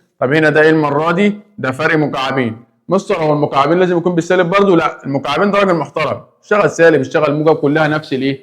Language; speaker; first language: Arabic; native; Arabic